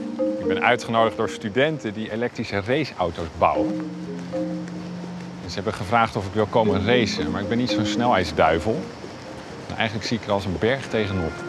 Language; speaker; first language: Dutch; native; Dutch